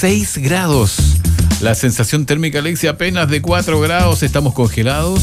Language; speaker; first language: Spanish; native; Spanish